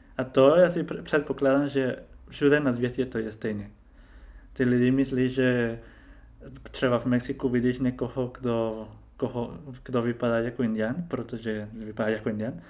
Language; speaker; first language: Czech; non-native, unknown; Spanish